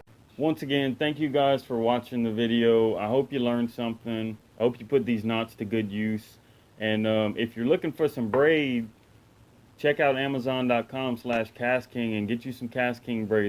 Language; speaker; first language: English; native; English